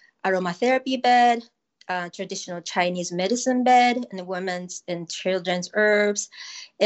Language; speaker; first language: English; non-native, fluent; Japanese